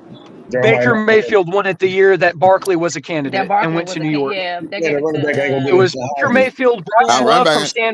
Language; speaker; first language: English; native; English